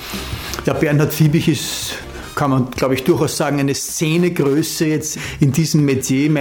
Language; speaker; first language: German; native; German